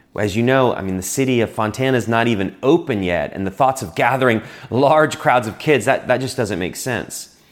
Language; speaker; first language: English; native; English